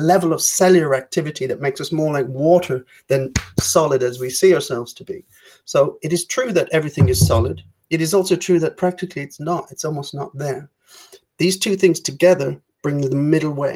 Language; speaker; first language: English; native; English